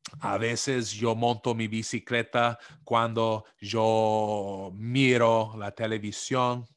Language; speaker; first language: Spanish; non-native, fluent; English